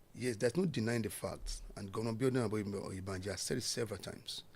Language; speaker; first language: English; non-native, local second language; Yoruba